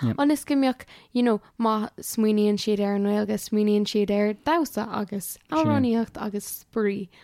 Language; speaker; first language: Irish; non-native, local second language; English